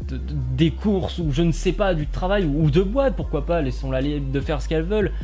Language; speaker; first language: French; native; French